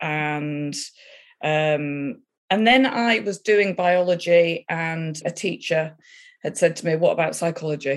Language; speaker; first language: English; native; English